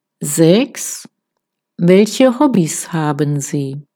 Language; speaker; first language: German; non-native, fluent; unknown